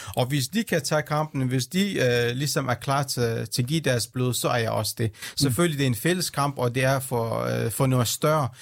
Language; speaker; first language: Danish; early bilingual, other home language; Central Kurdish